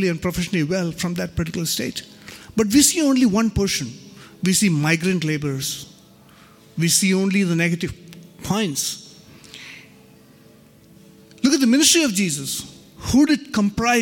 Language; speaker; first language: English; non-native, local second language; Hindi